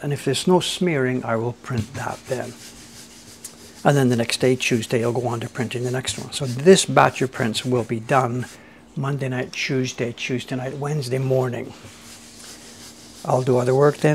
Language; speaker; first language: English; native; English